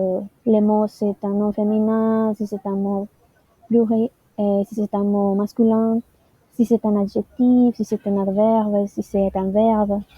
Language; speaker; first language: French; non-native, learner; Spanish